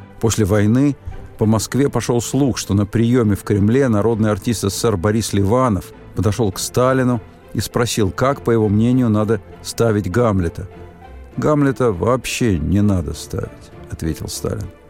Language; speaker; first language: Russian; native; Russian